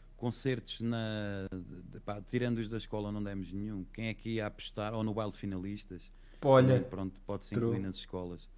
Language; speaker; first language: Portuguese; native; Portuguese